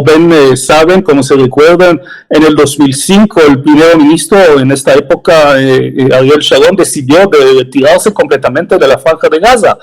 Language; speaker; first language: Spanish; non-native, fluent; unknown